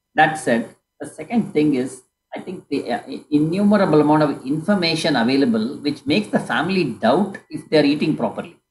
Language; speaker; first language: English; non-native, local second language; Kannada